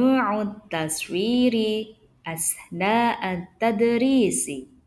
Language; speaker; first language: Arabic; non-native, fluent; Indonesian